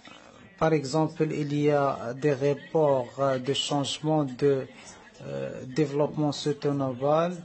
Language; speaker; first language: French; non-native, learner; Arabic